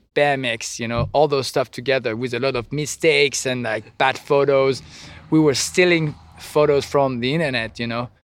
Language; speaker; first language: English; non-native, fluent; French